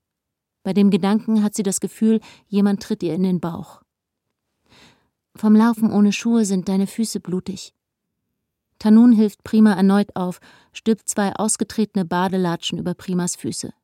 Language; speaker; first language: German; native; German